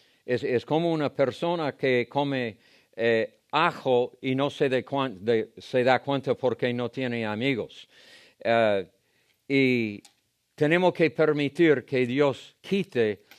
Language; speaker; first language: Spanish; non-native, fluent; English